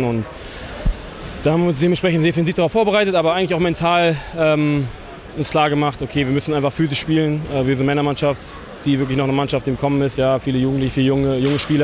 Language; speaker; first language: German; native; German